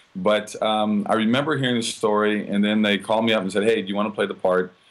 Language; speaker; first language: English; native; English